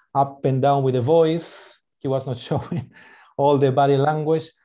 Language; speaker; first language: English; non-native, fluent; Spanish